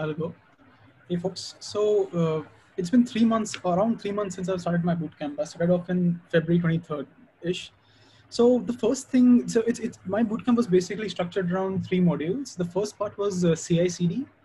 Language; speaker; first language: English; non-native, local second language; Hindi